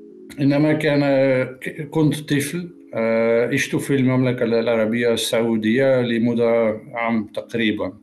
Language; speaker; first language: Arabic; non-native, learner; Dutch